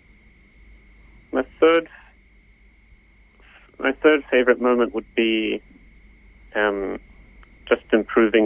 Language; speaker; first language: English; native; English